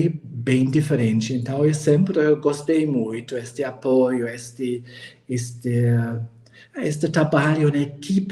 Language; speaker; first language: Portuguese; non-native, fluent; German